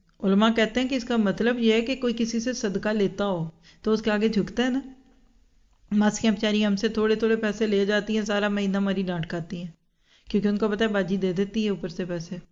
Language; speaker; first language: Urdu; native; Urdu